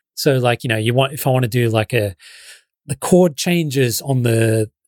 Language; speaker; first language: English; native; English